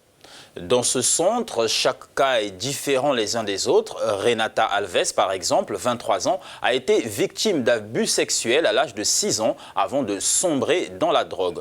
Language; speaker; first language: French; native; French